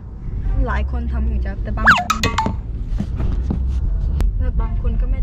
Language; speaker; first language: Thai; early bilingual, heritage; Thai